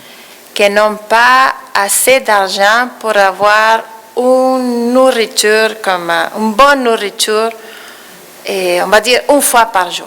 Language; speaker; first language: French; non-native, fluent; Spanish